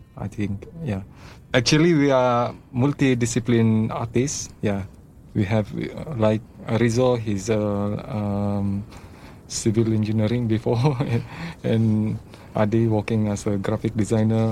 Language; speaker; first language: English; non-native, learner; Malay